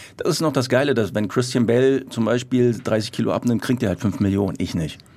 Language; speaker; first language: German; early bilingual, other home language; Croatian